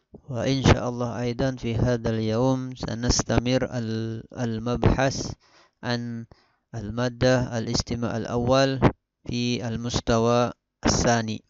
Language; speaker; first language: Arabic; non-native, fluent; Indonesian